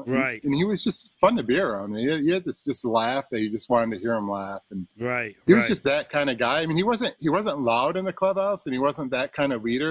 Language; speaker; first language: English; native; English